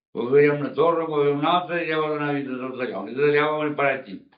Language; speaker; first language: Catalan; native; Catalan